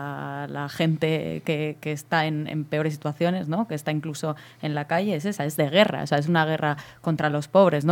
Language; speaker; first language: Spanish; native; Spanish